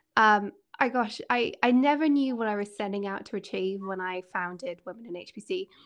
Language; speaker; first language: English; native; English